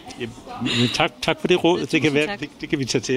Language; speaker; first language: Danish; native; Danish